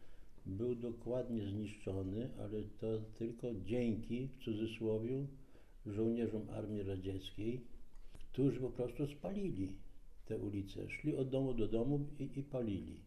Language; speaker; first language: Polish; native; Polish